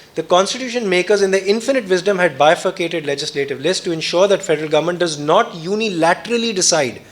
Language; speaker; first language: English; non-native, local second language; Urdu